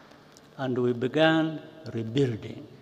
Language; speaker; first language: English; non-native, local second language; Kinyarwanda